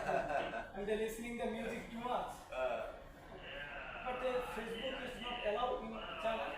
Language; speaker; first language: English; non-native, learner; Bangla